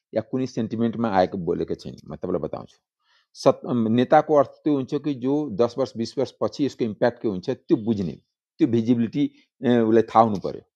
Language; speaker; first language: Nepali; non-native, local second language; Maithili